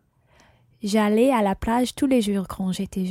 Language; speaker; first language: French; non-native, learner; English